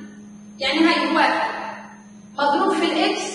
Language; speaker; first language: Arabic; native; Arabic